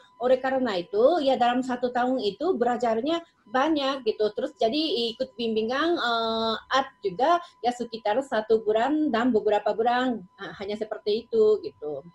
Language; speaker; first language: Indonesian; non-native, fluent; Japanese